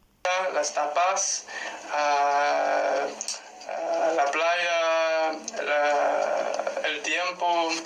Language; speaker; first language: Spanish; non-native, learner; English